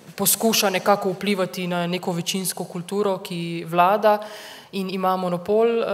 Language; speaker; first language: Slovenian; native; Slovenian